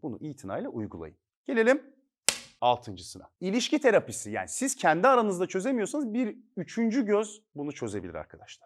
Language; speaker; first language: Turkish; native; Turkish